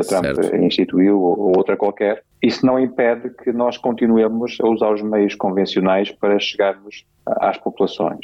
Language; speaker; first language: Portuguese; native; Portuguese